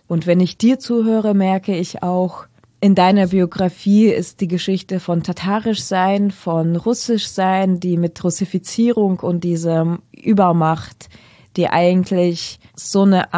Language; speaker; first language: German; non-native, fluent; Russian